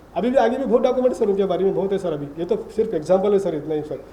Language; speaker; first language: Hindi; non-native, local second language; Kannada